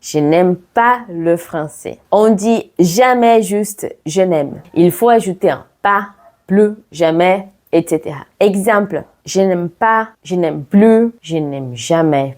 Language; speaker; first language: French; non-native, fluent; Portuguese